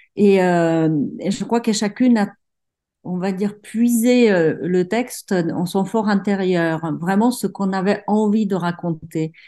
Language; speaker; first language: French; non-native, fluent; Czech